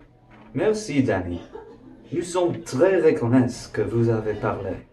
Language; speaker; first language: French; non-native, learner; English